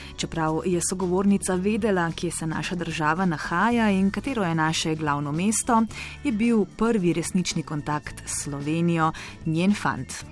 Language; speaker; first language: Slovenian; native; Slovenian